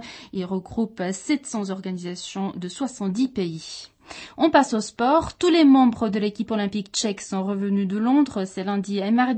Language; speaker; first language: French; non-native, fluent; Czech